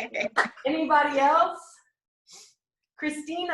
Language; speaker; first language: English; native; English